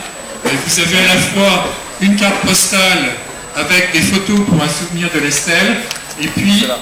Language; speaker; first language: French; native; French